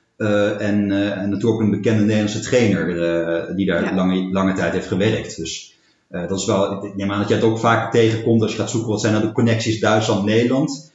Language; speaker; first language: Dutch; native; Dutch